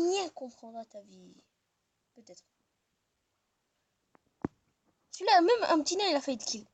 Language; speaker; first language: French; native; French